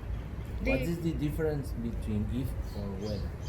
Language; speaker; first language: English; non-native, learner; Spanish